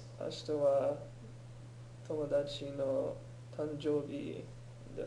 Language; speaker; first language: Japanese; non-native, learner; English